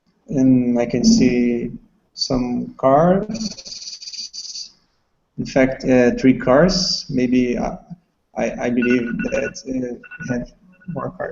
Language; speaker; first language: English; non-native, learner; Portuguese